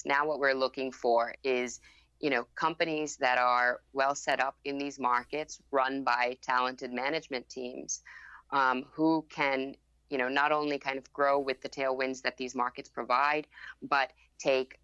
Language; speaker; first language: English; non-native, fluent; Thai